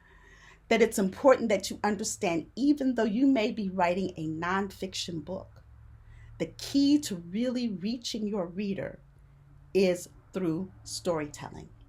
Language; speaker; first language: English; native; English